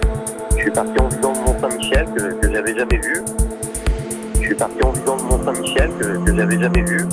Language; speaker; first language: French; native; French